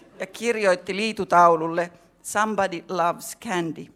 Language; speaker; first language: Finnish; native; Finnish